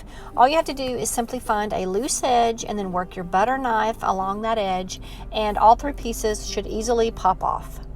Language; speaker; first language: English; native; English